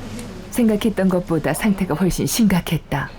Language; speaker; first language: Korean; native; Korean